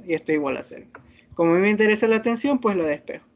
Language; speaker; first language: Spanish; native; Spanish